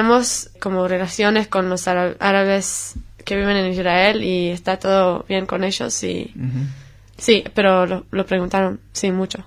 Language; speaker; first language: Spanish; non-native, learner; Hebrew